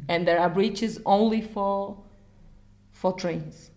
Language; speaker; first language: English; non-native, fluent; Portuguese